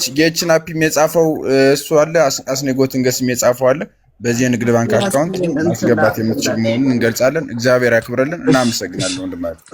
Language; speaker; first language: Amharic; native; Amharic